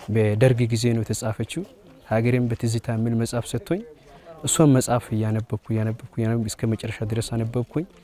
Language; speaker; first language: Amharic; early bilingual, heritage; Amharic